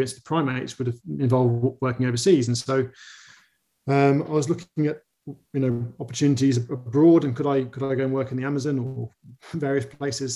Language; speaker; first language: English; native; English